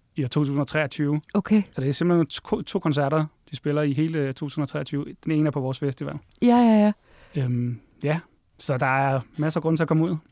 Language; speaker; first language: Danish; native; Danish